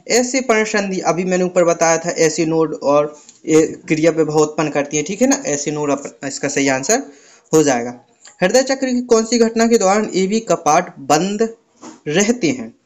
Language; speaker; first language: Hindi; native; Hindi